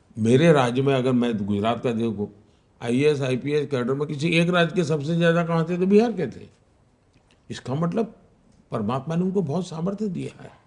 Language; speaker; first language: Hindi; non-native, local second language; Gujarati